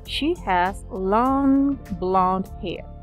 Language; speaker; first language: English; non-native, fluent; Spanish